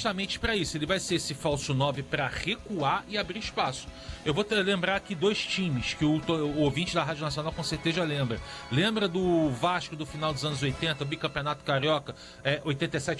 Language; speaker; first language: Portuguese; native; Portuguese